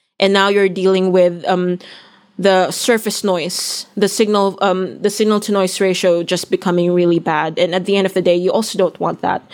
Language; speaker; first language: English; non-native, local second language; Filipino